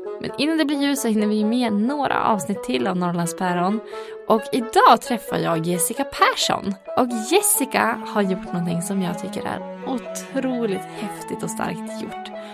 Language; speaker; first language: Swedish; native; Swedish